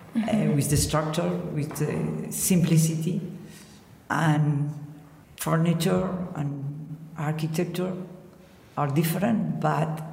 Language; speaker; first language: English; non-native, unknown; Catalan